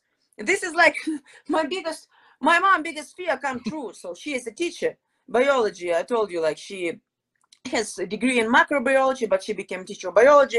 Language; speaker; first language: English; non-native, fluent; Ukrainian